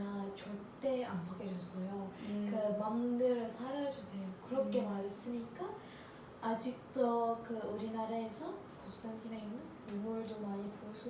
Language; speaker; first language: Korean; non-native, learner; Turkish